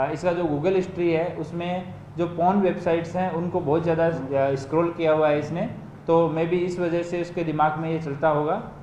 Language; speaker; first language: Hindi; non-native, local second language; Gujarati